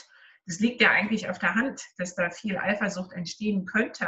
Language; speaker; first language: German; native; German